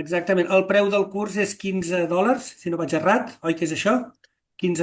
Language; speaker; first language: Catalan; native; Catalan